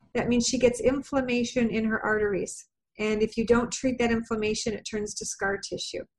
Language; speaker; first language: English; native; English